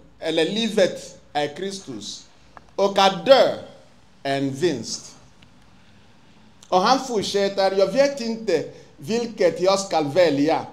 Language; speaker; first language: Swedish; non-native, fluent; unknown